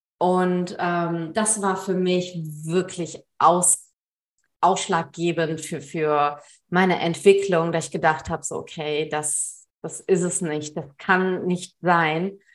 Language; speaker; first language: German; early bilingual, other home language; Tamil